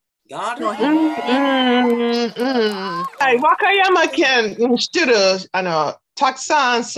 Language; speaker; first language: Japanese; non-native, learner; Chinese